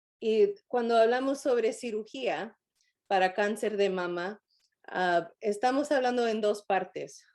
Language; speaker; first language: Spanish; early bilingual, heritage; Spanish